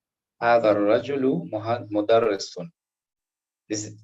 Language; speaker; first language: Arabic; non-native, learner; English